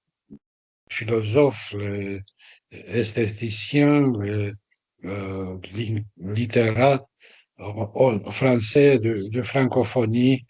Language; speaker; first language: French; non-native, fluent; Romanian